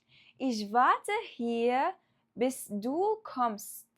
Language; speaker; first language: German; non-native, fluent; Arabic